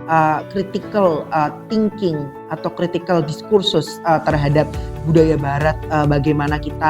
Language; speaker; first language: Indonesian; native; Indonesian